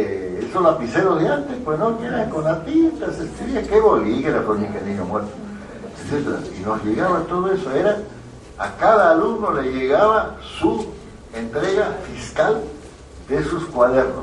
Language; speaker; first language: Spanish; native; Spanish